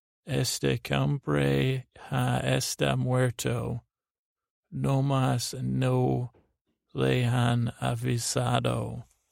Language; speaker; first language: Spanish; non-native, learner; English